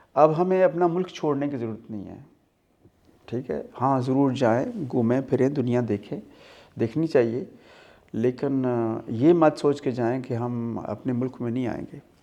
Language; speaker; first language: Urdu; non-native, local second language; Punjabi